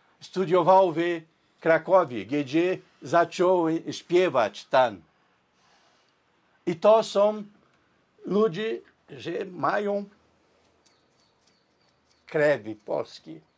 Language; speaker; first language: Polish; non-native, learner; Portuguese